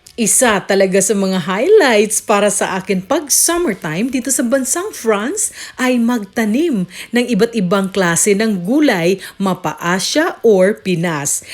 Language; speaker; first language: Filipino; native; Filipino